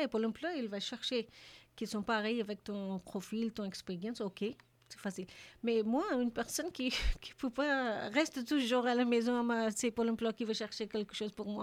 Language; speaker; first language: French; non-native, learner; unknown